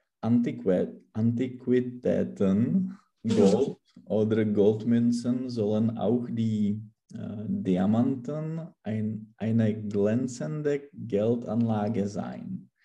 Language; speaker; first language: German; non-native, learner; Czech